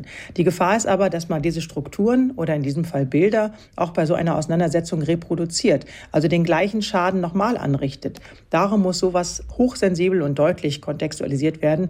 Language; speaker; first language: German; native; German